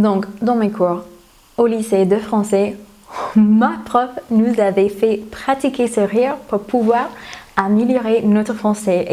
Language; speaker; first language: French; non-native, fluent; English